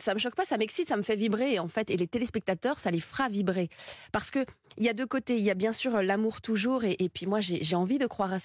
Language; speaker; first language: French; native; French